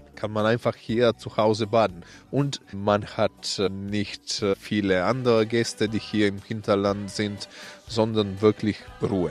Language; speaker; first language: German; non-native, fluent; Croatian